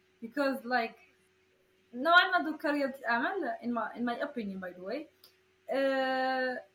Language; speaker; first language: English; non-native, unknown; Arabic